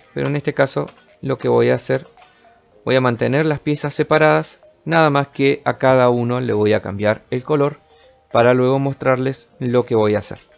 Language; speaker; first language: Spanish; native; Spanish